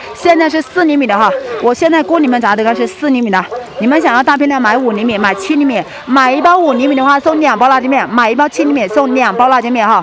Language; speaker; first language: Chinese; native; Chinese